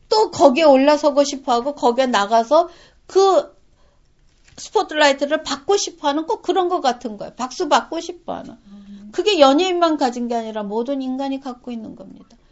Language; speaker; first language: Korean; native; Korean